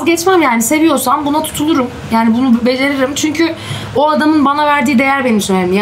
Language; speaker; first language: Turkish; native; Turkish